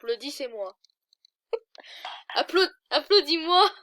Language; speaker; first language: French; native; French